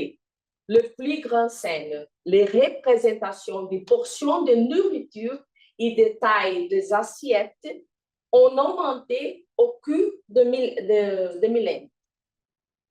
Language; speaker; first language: French; non-native, fluent; Portuguese